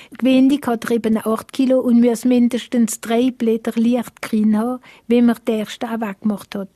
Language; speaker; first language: German; non-native, local second language; Swiss German